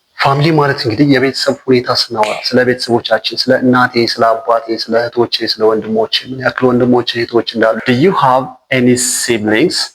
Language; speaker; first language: Amharic; native; Amharic